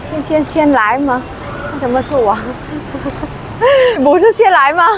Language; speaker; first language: Chinese; non-native, fluent; Vietnamese